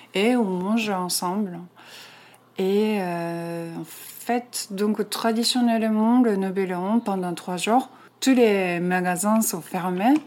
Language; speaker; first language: French; non-native, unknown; Japanese